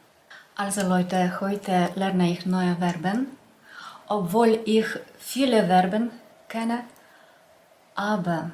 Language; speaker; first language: German; non-native, learner; Russian